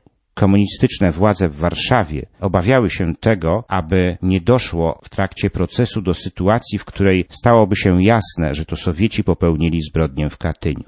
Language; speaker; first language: Polish; native; Polish